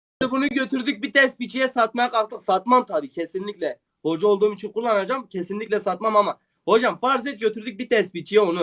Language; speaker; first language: Turkish; native; Turkish